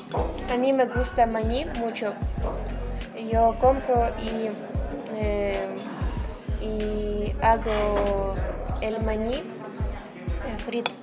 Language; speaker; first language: Spanish; non-native, learner; Ukrainian